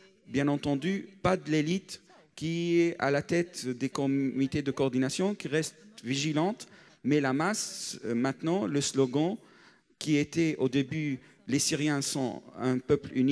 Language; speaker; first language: French; non-native, fluent; Arabic